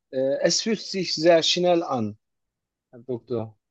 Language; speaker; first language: German; non-native, learner; Turkish